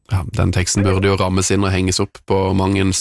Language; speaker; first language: Norwegian; native; Norwegian